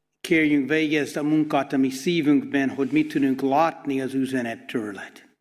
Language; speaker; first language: Hungarian; non-native, fluent; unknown